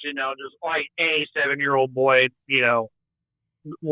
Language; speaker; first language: English; native; English